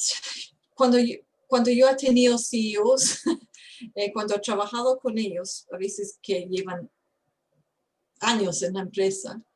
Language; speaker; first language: Spanish; non-native, fluent; English